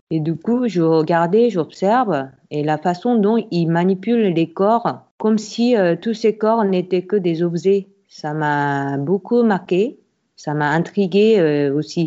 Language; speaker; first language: French; non-native, fluent; Korean